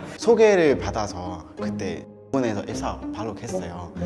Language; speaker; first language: Korean; non-native, learner; Burmese